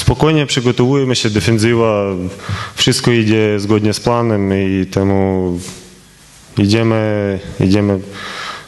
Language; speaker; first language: Polish; non-native, fluent; Ukrainian